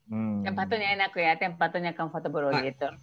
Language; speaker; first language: Indonesian; non-native, fluent; Japanese